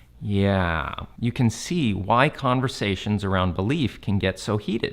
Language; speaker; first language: English; native; English